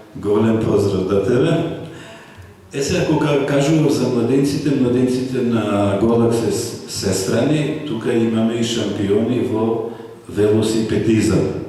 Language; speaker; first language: Macedonian; native; Macedonian